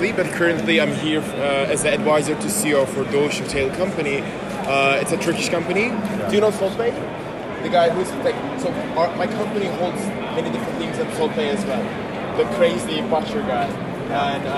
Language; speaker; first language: English; non-native, fluent; Turkish